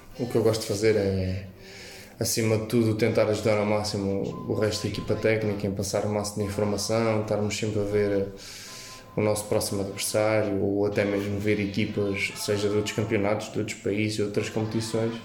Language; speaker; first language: Portuguese; native; Portuguese